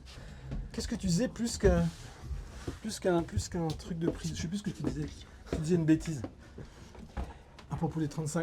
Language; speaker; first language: French; native; French